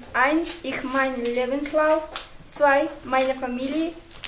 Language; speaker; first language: German; non-native, learner; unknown